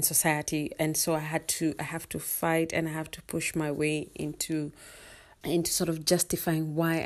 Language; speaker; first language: English; non-native, local second language; Kikuyu